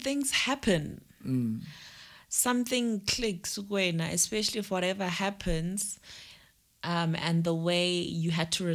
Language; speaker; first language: English; non-native, local second language; Zulu